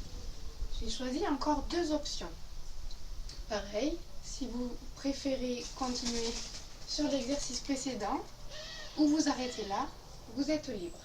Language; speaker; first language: French; native; French